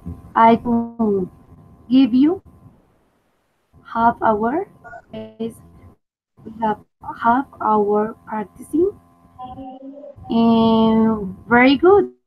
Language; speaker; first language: English; non-native, fluent; Spanish